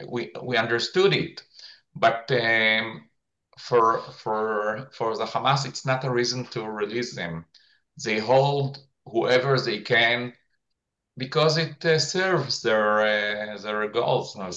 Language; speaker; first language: English; non-native, fluent; Hebrew